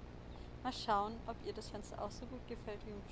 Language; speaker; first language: German; native; German